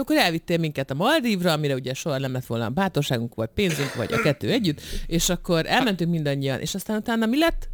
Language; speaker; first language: Hungarian; native; Hungarian